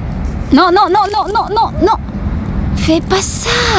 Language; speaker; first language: French; non-native, learner; Lao